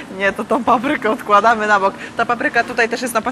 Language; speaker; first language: Polish; native; Polish